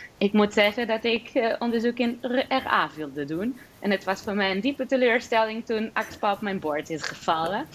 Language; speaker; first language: Dutch; non-native, fluent; Portuguese